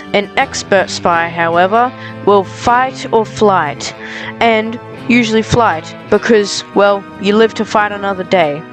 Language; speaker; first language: English; native; English